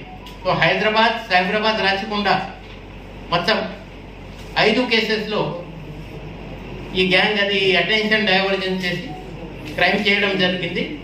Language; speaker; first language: Telugu; native; Telugu